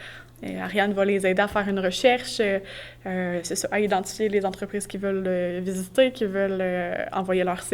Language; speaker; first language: French; native; French